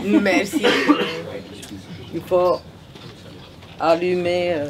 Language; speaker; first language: French; non-native, fluent; Serbian